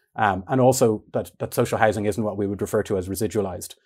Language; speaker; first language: English; native; English